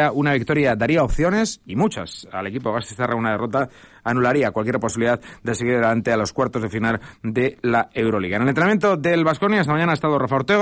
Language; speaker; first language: Spanish; native; Spanish